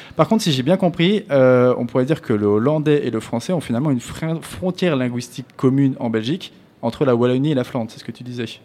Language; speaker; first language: French; native; French